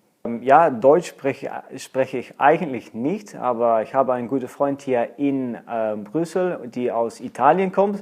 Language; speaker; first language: German; non-native, learner; Dutch